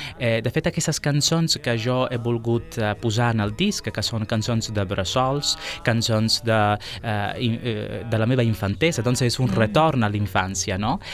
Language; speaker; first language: Catalan; non-native, fluent; Sicilian